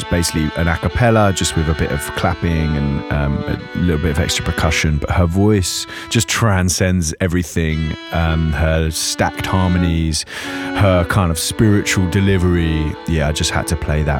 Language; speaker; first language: English; native; English